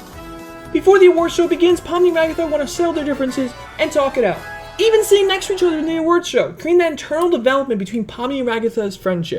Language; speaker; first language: English; native; English